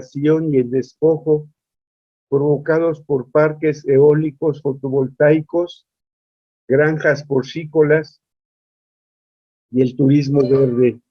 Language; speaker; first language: Spanish; native; Spanish